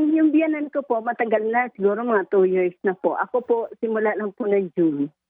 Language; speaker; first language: Filipino; non-native, local second language; Hiligaynon